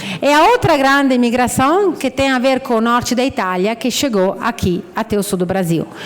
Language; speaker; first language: Portuguese; non-native, fluent; Italian